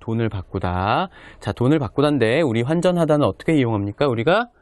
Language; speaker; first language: Korean; native; Korean